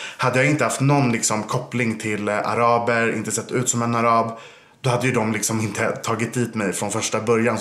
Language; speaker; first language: Swedish; native; Swedish